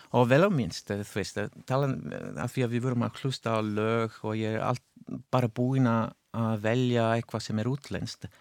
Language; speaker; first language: Icelandic; non-native, fluent; Italian